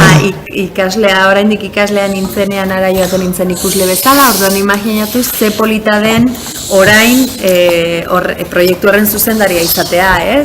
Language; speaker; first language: Basque; non-native, local second language; Spanish